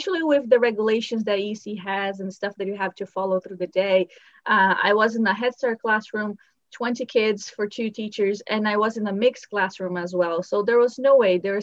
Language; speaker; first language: English; non-native, fluent; Portuguese